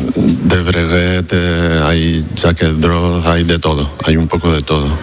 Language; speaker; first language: Spanish; native; Spanish